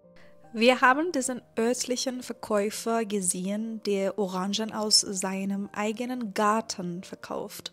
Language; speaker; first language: German; non-native, fluent; Persian